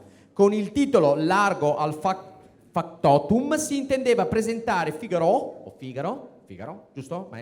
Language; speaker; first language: Italian; native; Italian